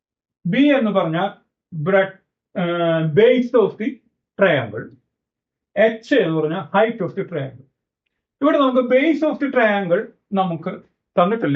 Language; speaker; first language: Malayalam; native; Malayalam